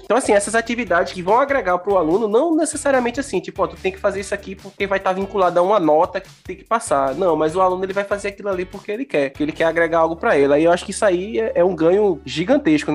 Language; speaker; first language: Portuguese; native; Portuguese